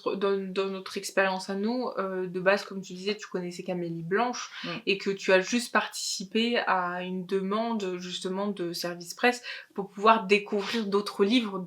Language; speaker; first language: French; native; French